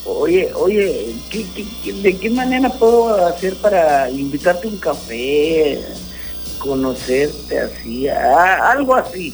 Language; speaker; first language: Spanish; native; Spanish